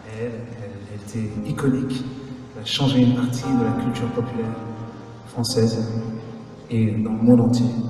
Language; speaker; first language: French; non-native, fluent; English